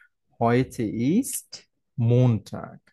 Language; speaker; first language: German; non-native, fluent; Bangla